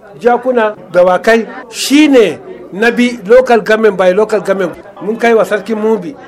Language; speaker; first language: Hausa; non-native, local second language; Fula